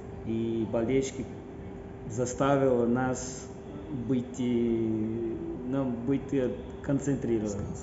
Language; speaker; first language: Russian; non-native, fluent; Portuguese